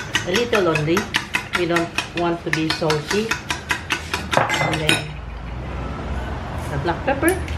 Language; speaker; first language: English; non-native, local second language; Filipino